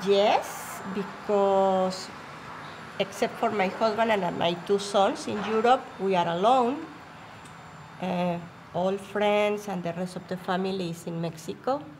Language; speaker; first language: English; non-native, learner; Spanish